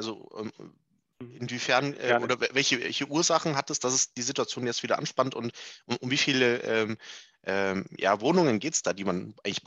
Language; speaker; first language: German; native; German